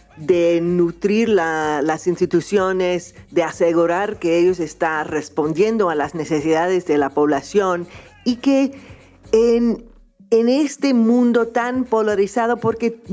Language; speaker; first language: Spanish; non-native, fluent; English